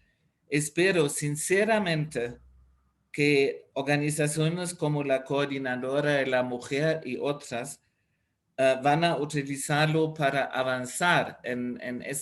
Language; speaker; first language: Spanish; non-native, fluent; German